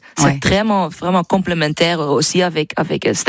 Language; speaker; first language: French; non-native, learner; English